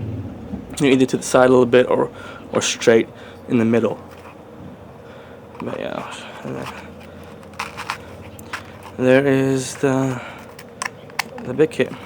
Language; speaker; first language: English; native; English